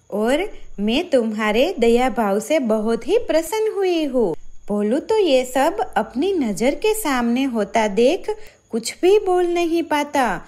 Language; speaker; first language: Hindi; native; Hindi